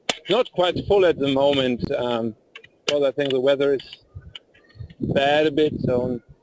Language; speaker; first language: English; non-native, fluent; German